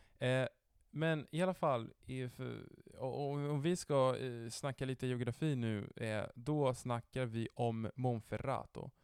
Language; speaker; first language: Swedish; non-native, fluent; Italian